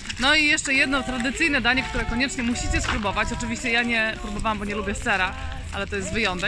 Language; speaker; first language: Polish; native; Polish